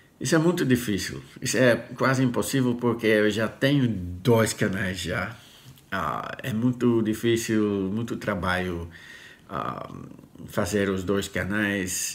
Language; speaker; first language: Portuguese; non-native, learner; Dutch